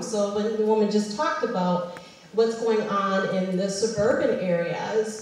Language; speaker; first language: English; native; English